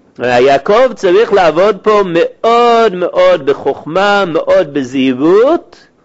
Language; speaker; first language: Hebrew; native; Hebrew